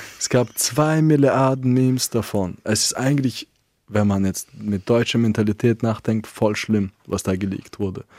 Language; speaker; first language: German; non-native, fluent; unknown